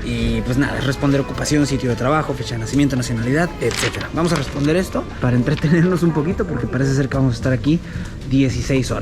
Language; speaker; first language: Spanish; native; Spanish